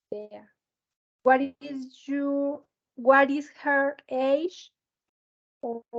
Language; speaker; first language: English; non-native, learner; Spanish